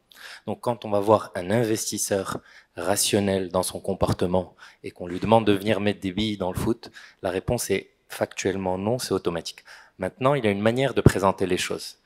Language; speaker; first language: French; non-native, local second language; Arabic